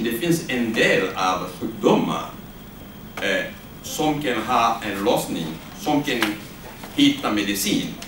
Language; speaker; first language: Swedish; non-native, learner; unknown